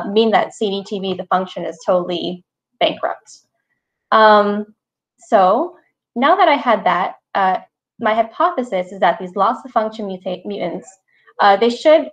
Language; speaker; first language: English; native; English